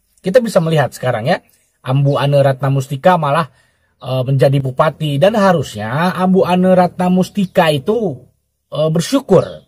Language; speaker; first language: Indonesian; native; Indonesian